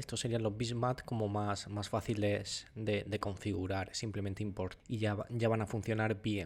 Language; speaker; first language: Spanish; native; Spanish